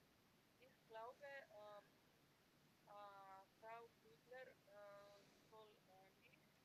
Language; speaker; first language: German; non-native, learner; Macedonian